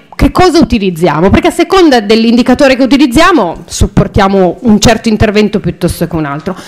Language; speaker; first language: Italian; native; Italian